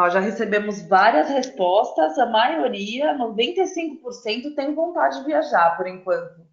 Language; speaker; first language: Portuguese; native; Portuguese